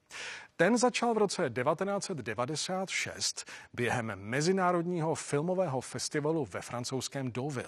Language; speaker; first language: Czech; native; Czech